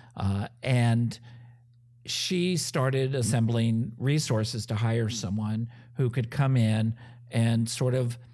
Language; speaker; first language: English; native; English